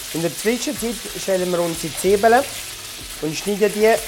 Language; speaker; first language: German; native; German